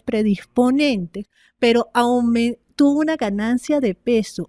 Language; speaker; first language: Spanish; native; Spanish